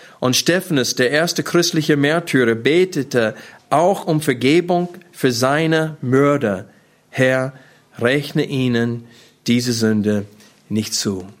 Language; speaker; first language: German; non-native, fluent; English